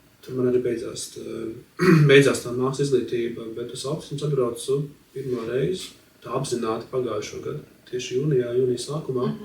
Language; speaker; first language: Latvian; native; Latvian